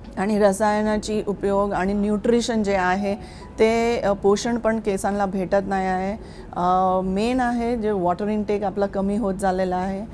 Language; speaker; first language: Marathi; non-native, local second language; Hindi